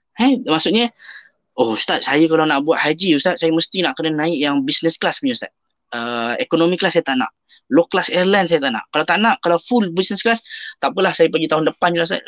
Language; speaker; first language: Malay; native; Malay